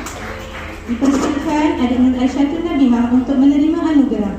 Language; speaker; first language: Malay; native; Malay